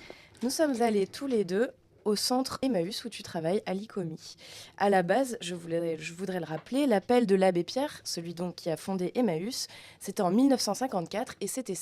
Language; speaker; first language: French; native; French